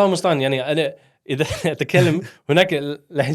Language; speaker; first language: Arabic; non-native, learner; Swedish